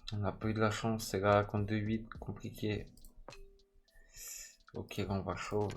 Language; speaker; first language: French; native; French